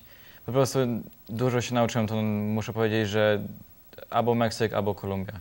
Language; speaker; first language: Polish; early bilingual, heritage; Polish